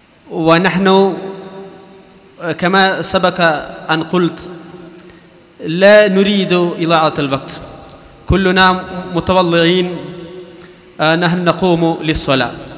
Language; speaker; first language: Arabic; non-native, fluent; Malayalam